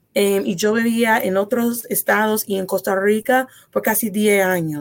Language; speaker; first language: Spanish; non-native, fluent; English